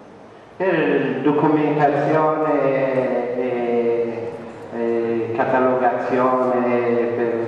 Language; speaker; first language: Italian; non-native, fluent; Central Kurdish